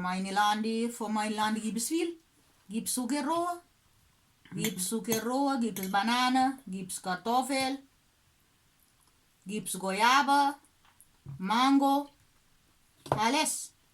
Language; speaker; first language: German; non-native, learner; Kabuverdianu